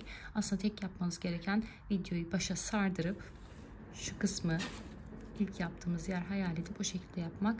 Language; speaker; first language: Turkish; native; Turkish